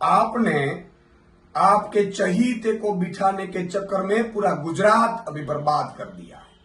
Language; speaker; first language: Hindi; non-native, local second language; Gujarati